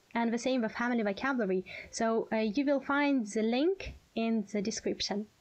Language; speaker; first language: English; non-native, fluent; Russian